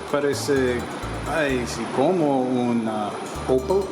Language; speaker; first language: Spanish; non-native, learner; English